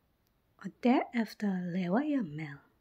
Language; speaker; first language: Danish; non-native, learner; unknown